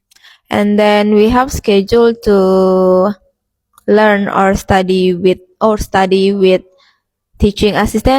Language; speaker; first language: English; non-native, learner; Indonesian